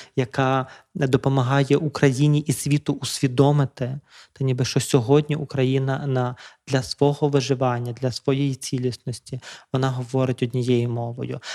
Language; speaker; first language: Ukrainian; native; Ukrainian